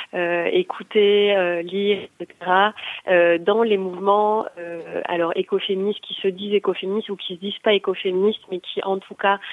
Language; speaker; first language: French; native; French